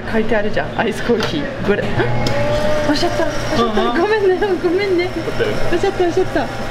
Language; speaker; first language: Japanese; non-native, learner; French